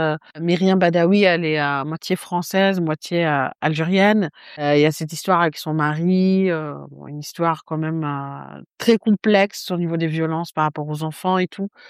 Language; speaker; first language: French; non-native, local second language; Arabic